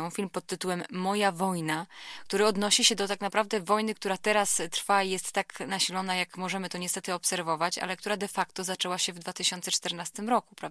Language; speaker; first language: Polish; native; Polish